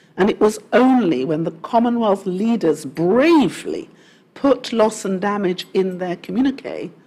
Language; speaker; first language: English; native; English